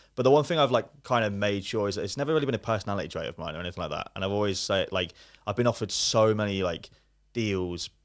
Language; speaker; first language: English; native; English